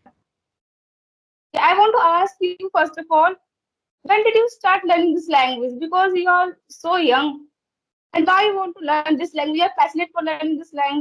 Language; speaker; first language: English; non-native, learner; Hindi